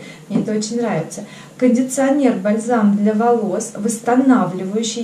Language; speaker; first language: Russian; native; Russian